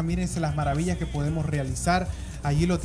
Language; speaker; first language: Spanish; native; Spanish